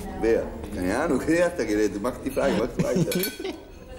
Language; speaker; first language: German; non-native, fluent; Italian